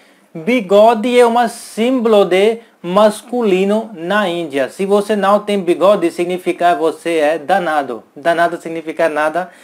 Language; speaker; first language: Portuguese; non-native, learner; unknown